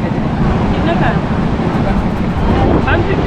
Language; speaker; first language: Hindi; non-native, learner; Turkish